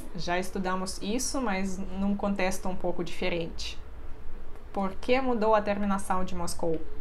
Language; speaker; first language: Portuguese; non-native, fluent; Russian